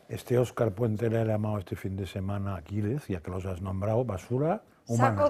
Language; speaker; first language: Spanish; native; Spanish